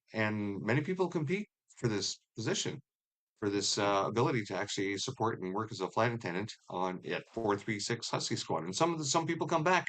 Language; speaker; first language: English; native; English